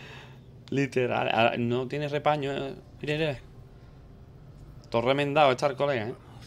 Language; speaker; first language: Spanish; native; Spanish